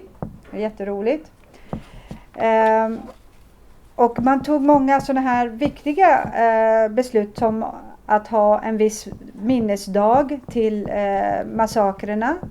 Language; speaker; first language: Swedish; early bilingual, other home language; Assyrian Neo-Aramaic